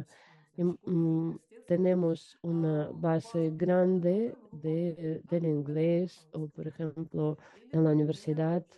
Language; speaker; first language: Spanish; non-native, fluent; Russian